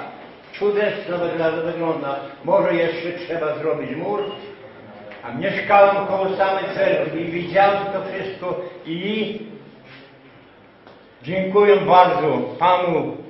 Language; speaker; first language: Polish; non-native, local second language; Rusyn